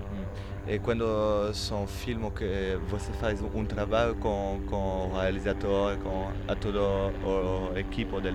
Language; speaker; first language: Spanish; non-native, learner; French